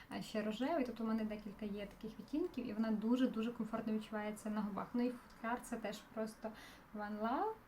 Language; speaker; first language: Ukrainian; non-native, local second language; Russian